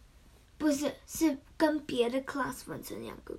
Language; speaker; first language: Chinese; early bilingual, heritage; Chinese